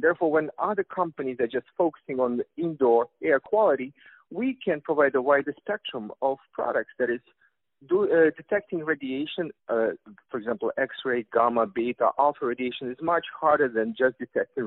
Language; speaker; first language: English; non-native, fluent; Russian